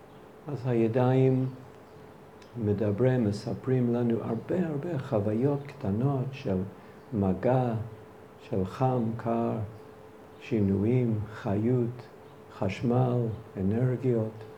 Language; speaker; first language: Hebrew; non-native, fluent; English